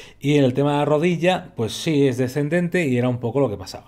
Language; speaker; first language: Spanish; native; Spanish